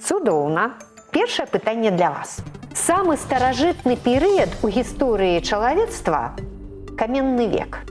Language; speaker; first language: Belarusian; native; Belarusian